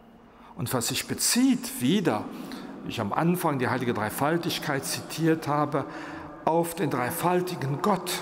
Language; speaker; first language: German; non-native, local second language; Luxembourgish